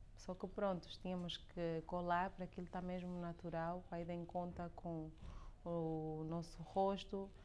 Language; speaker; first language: Portuguese; native; Portuguese